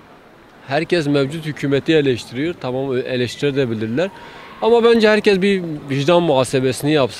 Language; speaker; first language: Turkish; native; Turkish